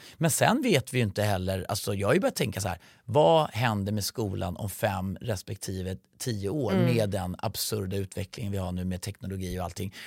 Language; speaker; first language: Swedish; native; Swedish